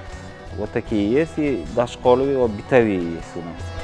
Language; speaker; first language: Russian; non-native, learner; Uzbek